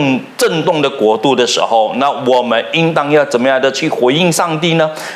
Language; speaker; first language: Chinese; native; Chinese